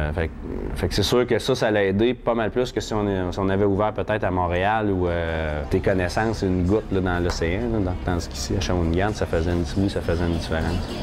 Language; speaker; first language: French; native; French